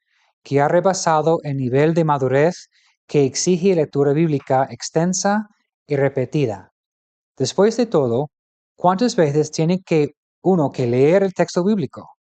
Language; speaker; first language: Spanish; non-native, fluent; English